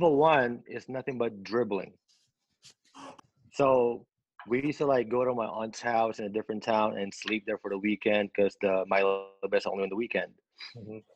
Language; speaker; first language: English; non-native, local second language; Filipino